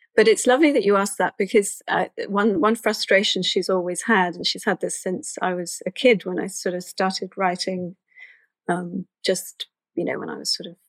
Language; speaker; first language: English; native; English